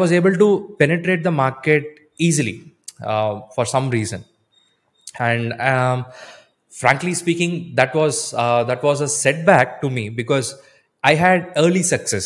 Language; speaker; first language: English; non-native, local second language; Tamil